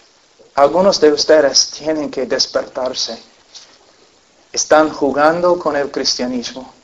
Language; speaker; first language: Spanish; non-native, fluent; English